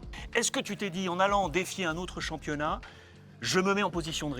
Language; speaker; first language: French; native; French